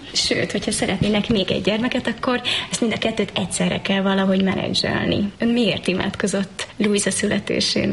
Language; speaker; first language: Hungarian; native; Hungarian